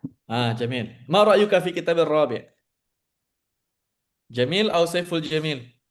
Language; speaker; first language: Arabic; non-native, fluent; Indonesian